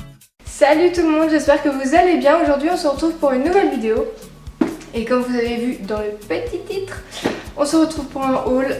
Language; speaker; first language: French; native; French